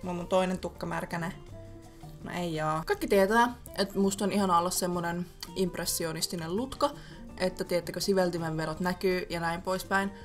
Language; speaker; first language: Finnish; native; Finnish